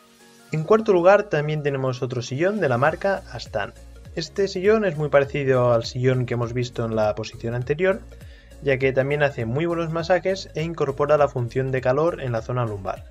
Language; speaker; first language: Spanish; native; Spanish